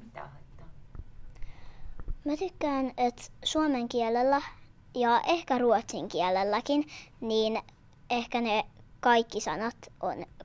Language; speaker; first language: Finnish; non-native, local second language; Swedish